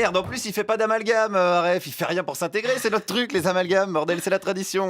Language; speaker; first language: French; native; French